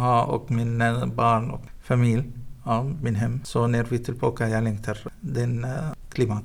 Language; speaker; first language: Swedish; non-native, learner; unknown